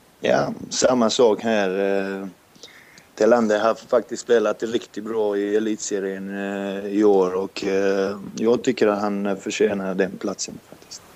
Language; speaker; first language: Swedish; non-native, fluent; Serbian